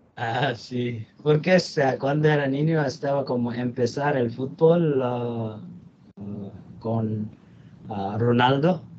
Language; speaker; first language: Spanish; non-native, learner; Bangla